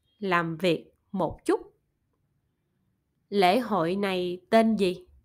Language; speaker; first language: Vietnamese; non-native, learner; German